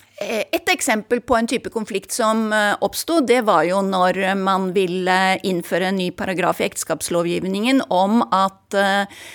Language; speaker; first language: Norwegian; native; Norwegian